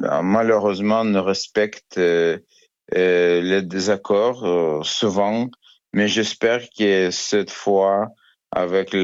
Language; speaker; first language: French; non-native, learner; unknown